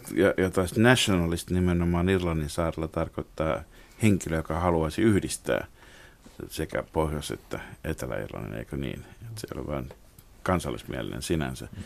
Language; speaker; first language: Finnish; native; Finnish